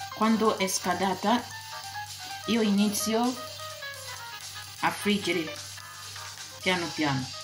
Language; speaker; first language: Italian; non-native, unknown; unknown